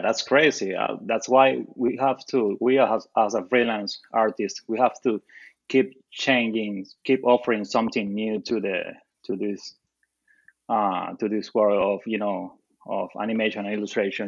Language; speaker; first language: English; non-native, fluent; Spanish